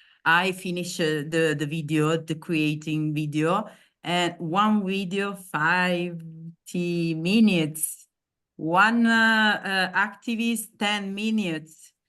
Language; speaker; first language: English; non-native, learner; Italian